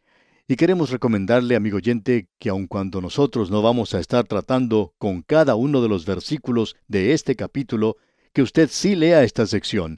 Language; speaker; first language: Spanish; native; Spanish